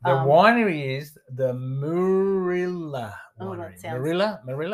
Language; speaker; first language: English; native; English